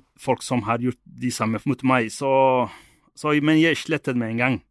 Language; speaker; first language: Norwegian; non-native, fluent; Somali